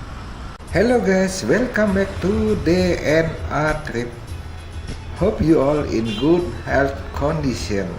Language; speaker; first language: English; non-native, fluent; Indonesian